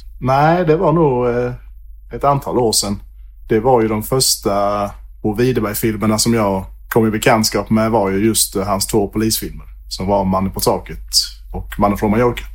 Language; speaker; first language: Swedish; native; Swedish